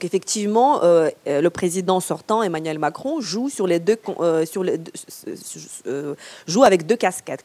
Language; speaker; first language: French; non-native, fluent; Ukrainian